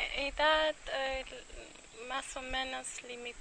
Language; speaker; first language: Spanish; non-native, learner; English